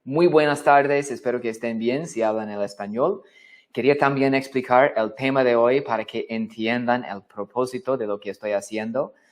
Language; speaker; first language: Spanish; non-native, fluent; English